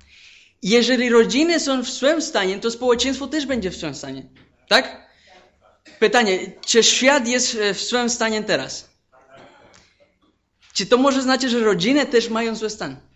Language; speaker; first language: Polish; non-native, fluent; Spanish